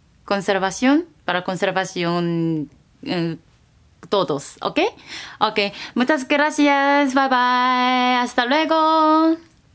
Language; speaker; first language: Spanish; non-native, learner; Korean